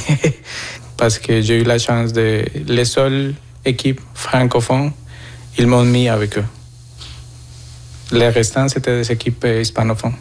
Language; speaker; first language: French; non-native, fluent; Spanish